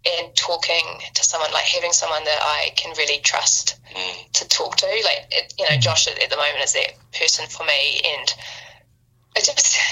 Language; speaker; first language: English; native; English